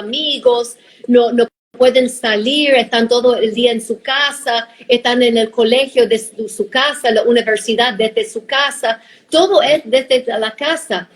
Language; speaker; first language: Spanish; non-native, fluent; English